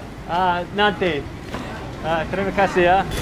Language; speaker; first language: Indonesian; non-native, learner; English